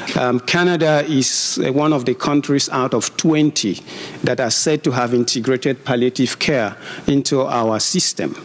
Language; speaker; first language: English; non-native, local second language; Igbo